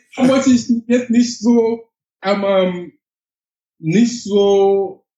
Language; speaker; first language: German; non-native, fluent; English